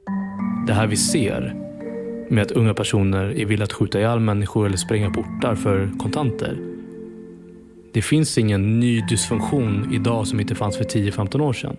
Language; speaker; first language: Swedish; native; Swedish